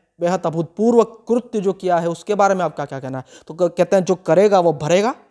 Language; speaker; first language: Hindi; non-native, local second language; Gujarati